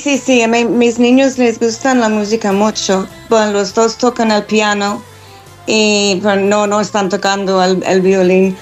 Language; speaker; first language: Spanish; non-native, fluent; English